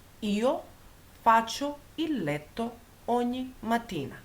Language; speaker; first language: Italian; non-native, fluent; Macedonian